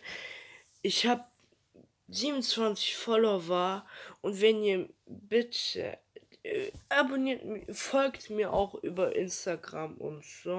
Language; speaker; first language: German; early bilingual, other home language; Turkish